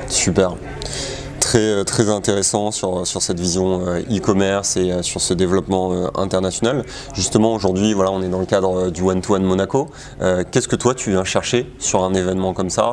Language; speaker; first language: French; native; French